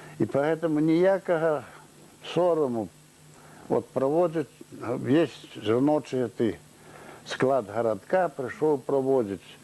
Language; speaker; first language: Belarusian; native; Belarusian